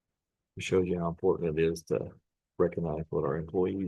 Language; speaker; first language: English; native; English